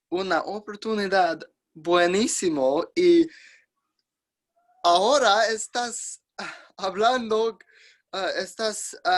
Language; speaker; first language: Spanish; non-native, learner; English